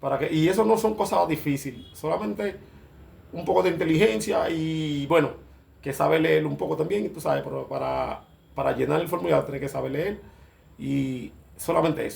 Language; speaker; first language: Spanish; non-native, fluent; Haitian Creole